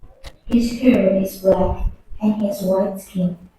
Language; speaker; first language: English; non-native, learner; Indonesian